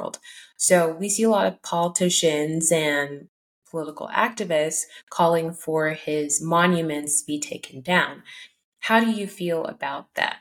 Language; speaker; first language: English; early bilingual, other home language; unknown